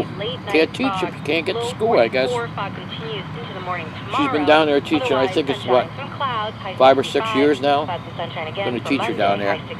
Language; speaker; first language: English; native; English